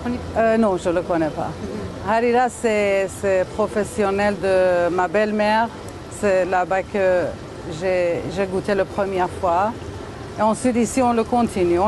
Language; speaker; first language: French; non-native, learner; Persian